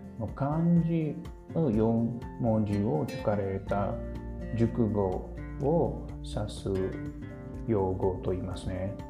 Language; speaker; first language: Japanese; non-native, learner; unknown